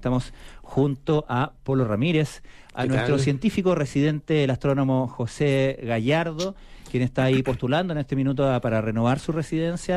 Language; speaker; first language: Spanish; native; Spanish